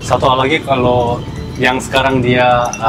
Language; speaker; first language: Indonesian; non-native, fluent; Korean